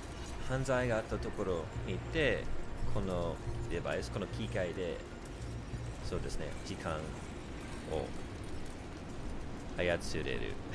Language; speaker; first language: Japanese; non-native, learner; English